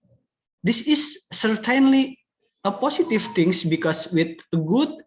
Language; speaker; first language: English; non-native, learner; Indonesian